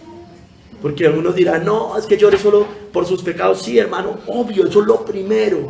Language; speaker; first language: Spanish; native; Spanish